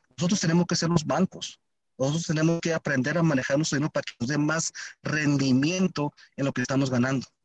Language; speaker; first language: Spanish; early bilingual, heritage; Spanish